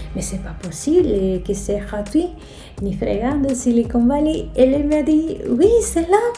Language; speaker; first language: French; non-native, fluent; Spanish